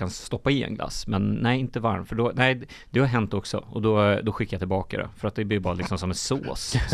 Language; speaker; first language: Swedish; native; Swedish